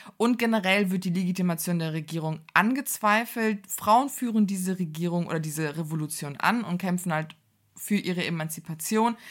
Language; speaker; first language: German; early bilingual, other home language; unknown